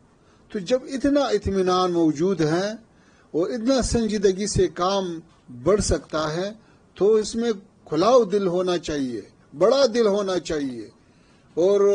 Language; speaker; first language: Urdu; non-native, fluent; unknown